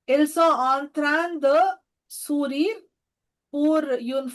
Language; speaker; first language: French; non-native, fluent; Telugu